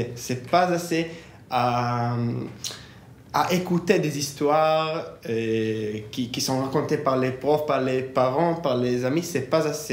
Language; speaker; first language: French; non-native, fluent; Hebrew